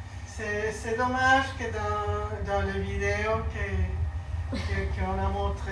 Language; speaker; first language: French; non-native, learner; Spanish